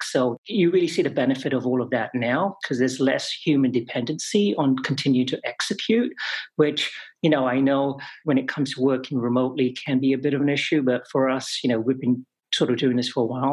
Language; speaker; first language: English; native; English